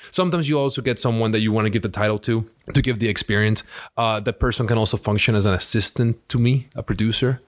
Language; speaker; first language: English; early bilingual, other home language; Spanish